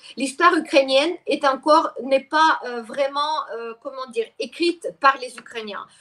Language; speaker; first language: French; non-native, fluent; Russian